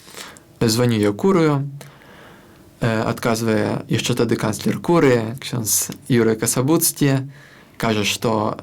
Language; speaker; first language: Belarusian; non-native, local second language; Russian